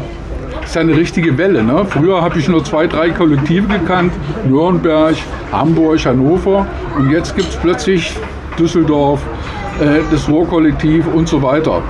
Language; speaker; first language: German; native; German